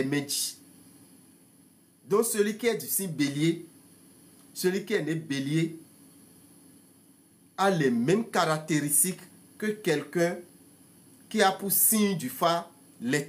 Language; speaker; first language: French; non-native, local second language; Fon